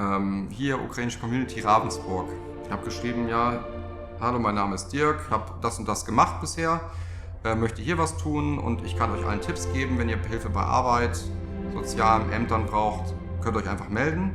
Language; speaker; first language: German; native; German